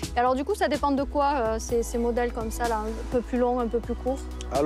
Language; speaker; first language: French; native; French